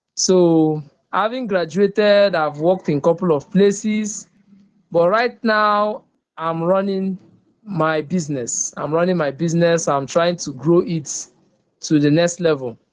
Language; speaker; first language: Nigerian Pidgin; non-native, local second language; Igbo